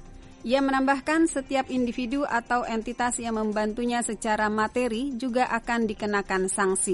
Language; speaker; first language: Indonesian; native; Indonesian